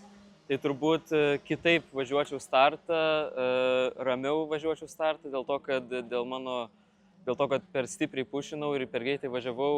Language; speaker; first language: Lithuanian; native; Lithuanian